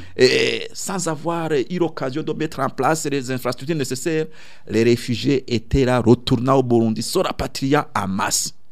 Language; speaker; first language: French; non-native, local second language; Rundi